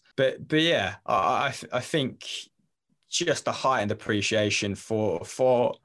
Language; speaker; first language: English; native; English